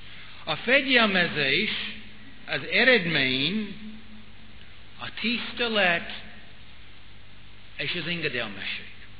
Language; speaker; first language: Hungarian; non-native, fluent; English